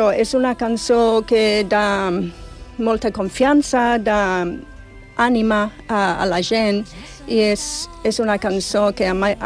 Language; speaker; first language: Catalan; non-native, fluent; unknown